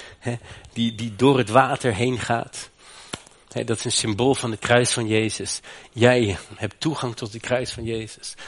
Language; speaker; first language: Dutch; non-native, fluent; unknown